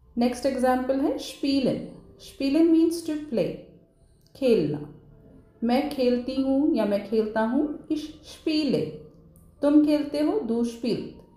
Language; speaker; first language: Hindi; native; Hindi